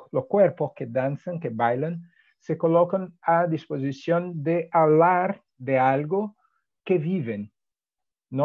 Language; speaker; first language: Spanish; non-native, fluent; Portuguese